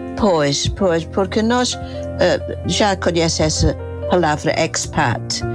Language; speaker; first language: Portuguese; non-native, fluent; English